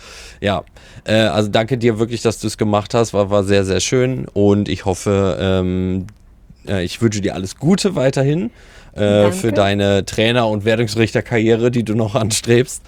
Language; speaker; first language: German; native; German